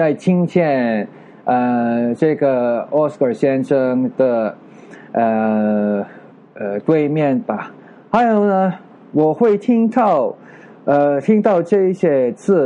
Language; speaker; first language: Chinese; non-native, learner; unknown